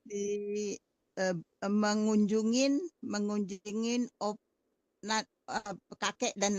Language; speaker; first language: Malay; non-native, learner; Indonesian